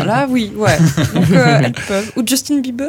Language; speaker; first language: French; native; French